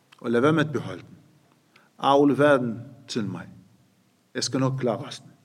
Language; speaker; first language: Danish; non-native, fluent; Arabic